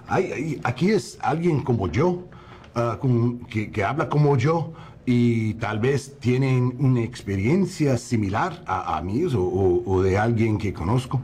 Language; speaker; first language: Spanish; non-native, learner; English